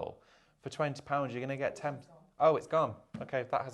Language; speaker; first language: English; native; English